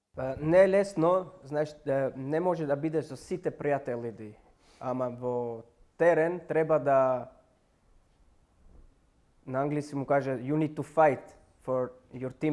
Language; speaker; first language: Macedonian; non-native, learner; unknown